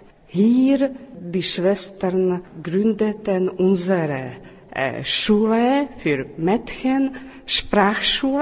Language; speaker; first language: German; non-native, fluent; Czech